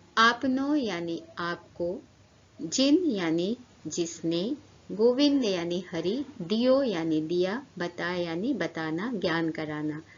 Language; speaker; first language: Hindi; native; Hindi